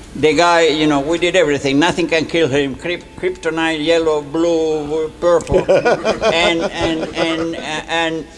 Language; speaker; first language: English; non-native, fluent; Spanish